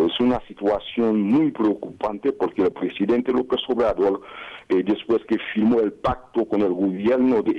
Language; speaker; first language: Spanish; non-native, fluent; Haitian Creole